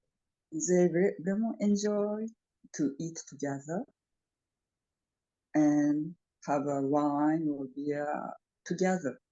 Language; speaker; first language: English; non-native, fluent; Japanese